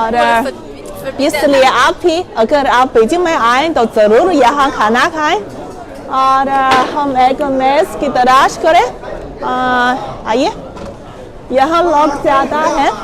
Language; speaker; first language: Hindi; non-native, learner; Chinese